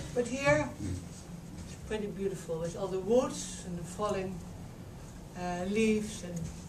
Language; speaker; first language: English; non-native, fluent; Dutch